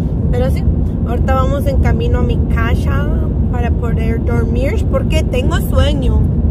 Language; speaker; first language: Spanish; early bilingual, heritage; Spanish